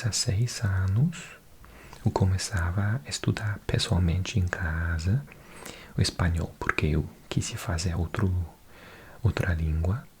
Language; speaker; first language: Portuguese; non-native, fluent; English